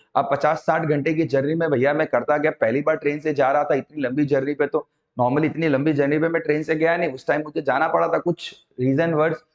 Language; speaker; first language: Hindi; native; Hindi